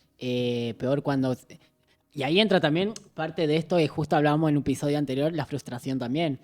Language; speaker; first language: Spanish; native; Spanish